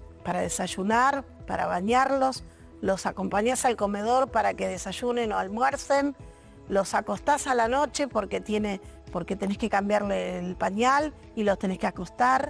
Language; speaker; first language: Spanish; native; Spanish